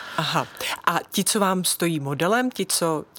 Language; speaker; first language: Czech; native; Czech